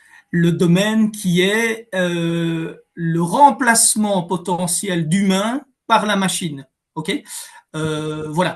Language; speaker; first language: French; native; French